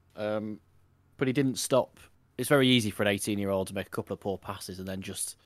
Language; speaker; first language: English; native; English